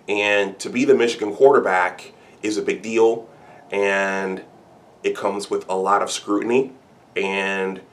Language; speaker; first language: English; native; English